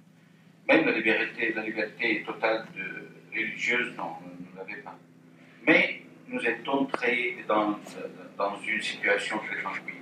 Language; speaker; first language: French; non-native, fluent; Arabic